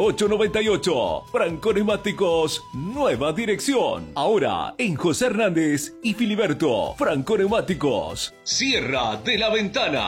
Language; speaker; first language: Spanish; native; Spanish